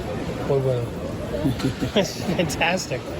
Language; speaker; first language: English; native; English